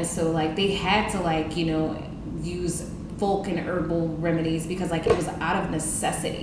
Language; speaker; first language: English; native; English